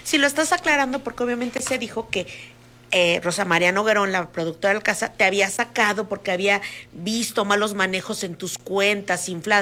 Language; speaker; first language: Spanish; native; Spanish